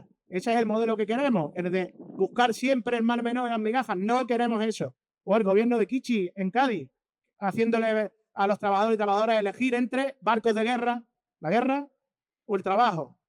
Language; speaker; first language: Spanish; native; Spanish